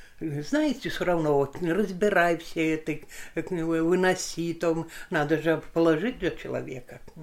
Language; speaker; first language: Russian; non-native, local second language; Lithuanian